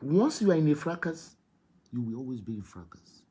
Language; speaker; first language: English; non-native, local second language; Yoruba